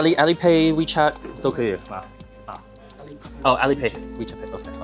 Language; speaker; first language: Chinese; early bilingual, heritage; Cantonese